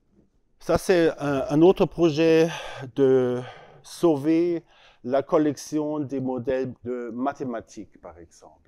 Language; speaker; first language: French; non-native, learner; German